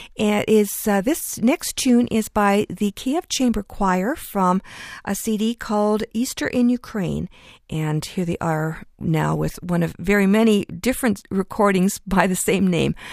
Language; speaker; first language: English; early bilingual, other home language; Ukrainian